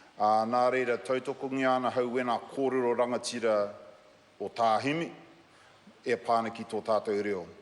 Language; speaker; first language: Māori; non-native, local second language; English